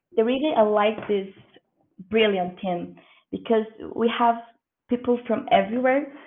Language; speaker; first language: English; non-native, fluent; Portuguese